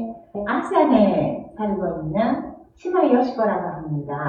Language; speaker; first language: Korean; non-native, fluent; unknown